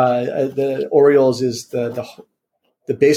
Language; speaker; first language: English; early bilingual, other home language; Vietnamese